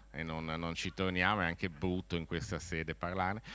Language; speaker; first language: Italian; native; Italian